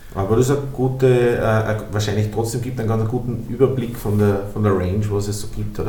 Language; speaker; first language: German; native; German